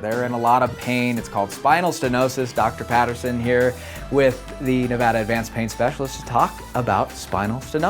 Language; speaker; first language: English; native; English